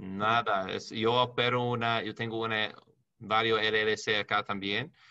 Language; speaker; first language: Spanish; non-native, learner; English